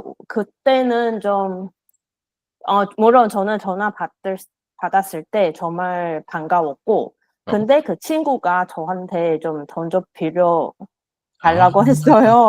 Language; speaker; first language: Korean; non-native, learner; Chinese